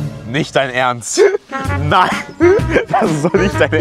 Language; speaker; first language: German; native; German